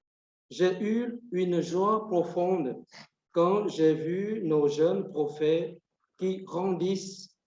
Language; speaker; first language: French; non-native, fluent; Vietnamese